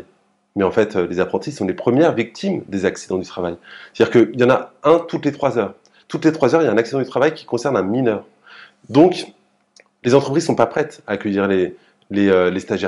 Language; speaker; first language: French; native; French